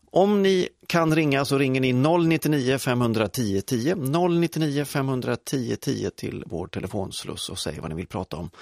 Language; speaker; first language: Swedish; native; Swedish